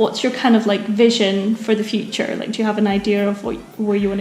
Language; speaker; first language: English; native; English